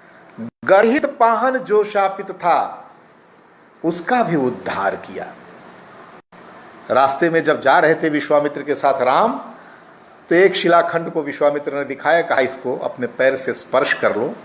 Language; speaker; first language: Hindi; native; Hindi